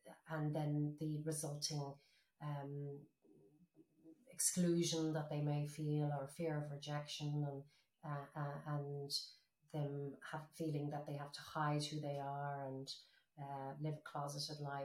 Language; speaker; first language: English; native; English